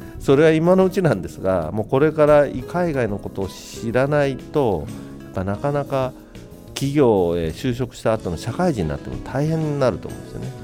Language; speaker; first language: Japanese; native; Japanese